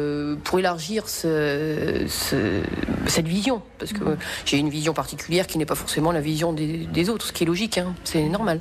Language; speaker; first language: French; native; French